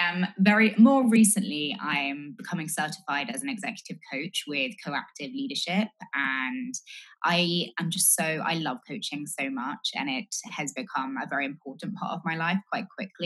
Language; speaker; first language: English; native; English